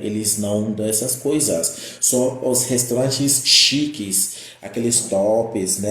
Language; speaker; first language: Portuguese; non-native, fluent; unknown